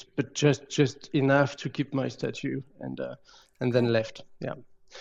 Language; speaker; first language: English; non-native, fluent; French